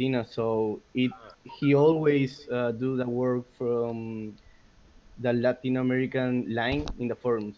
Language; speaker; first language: English; non-native, learner; Spanish